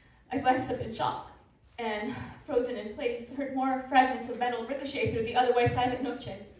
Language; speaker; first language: English; early bilingual, other home language; Spanish